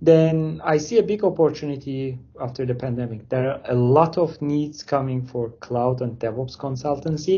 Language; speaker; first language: English; non-native, fluent; Turkish